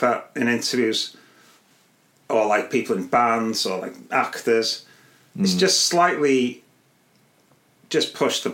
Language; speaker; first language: English; non-native, local second language; Welsh